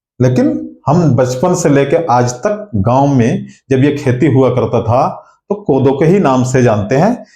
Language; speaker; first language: Hindi; non-native, local second language; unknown